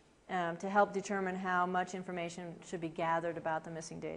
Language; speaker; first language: English; native; English